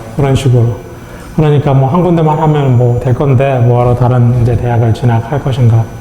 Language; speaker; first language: Korean; native; Korean